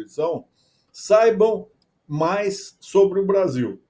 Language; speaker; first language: Portuguese; native; Portuguese